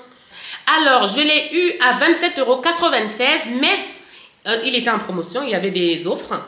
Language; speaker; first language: French; native; French